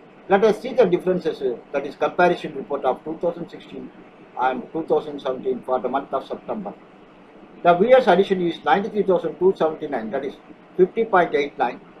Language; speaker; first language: English; non-native, local second language; Tamil